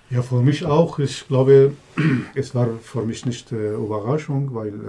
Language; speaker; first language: German; non-native, learner; Kurdish